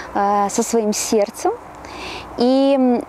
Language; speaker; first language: Russian; native; Russian